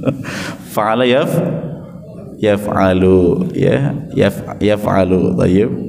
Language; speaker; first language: Arabic; non-native, fluent; Indonesian